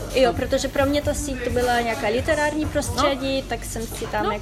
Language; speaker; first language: Czech; non-native, fluent; Ukrainian